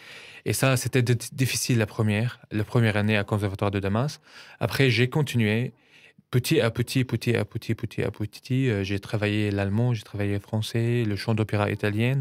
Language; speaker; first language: French; non-native, fluent; Arabic